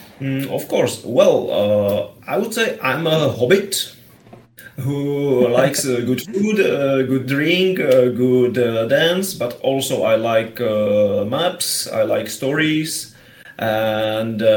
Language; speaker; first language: English; non-native, fluent; Slovak